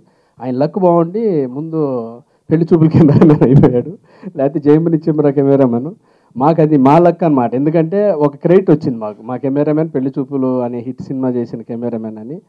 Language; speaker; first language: Telugu; native; Telugu